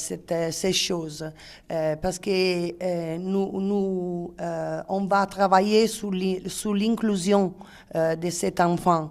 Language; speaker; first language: French; non-native, learner; Italian